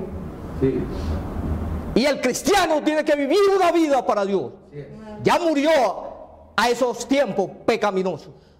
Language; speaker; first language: Spanish; native; Spanish